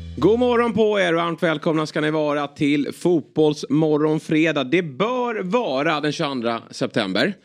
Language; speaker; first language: Swedish; native; Swedish